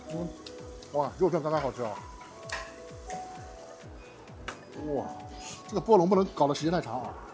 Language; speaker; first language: Chinese; native; Chinese